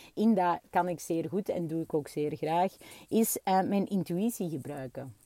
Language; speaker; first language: Dutch; early bilingual, other home language; Russian